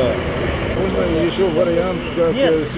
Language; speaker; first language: Russian; non-native, learner; English